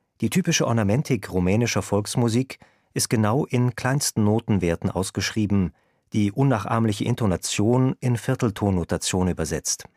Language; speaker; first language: German; native; German